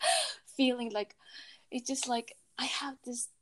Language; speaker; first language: English; non-native, fluent; Mongolian